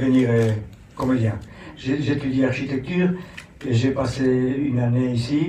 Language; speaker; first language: French; non-native, fluent; Basque